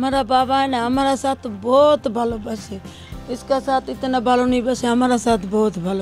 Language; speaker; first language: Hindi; non-native, learner; Bangla